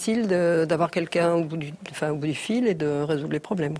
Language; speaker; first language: French; native; French